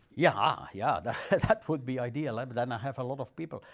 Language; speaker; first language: English; non-native, fluent; Dutch